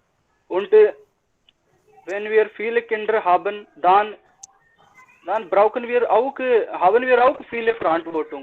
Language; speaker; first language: German; non-native, learner; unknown